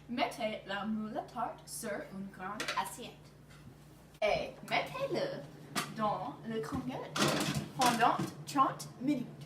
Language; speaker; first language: French; non-native, learner; English